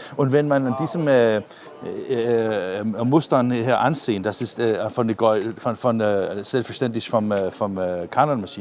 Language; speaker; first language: German; non-native, learner; Danish